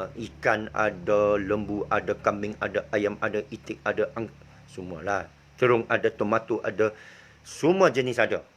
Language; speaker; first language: Malay; native; Malay